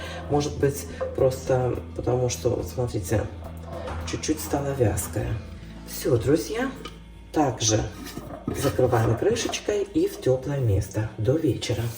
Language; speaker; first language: Russian; native; Russian